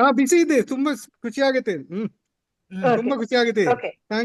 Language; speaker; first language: Kannada; non-native, learner; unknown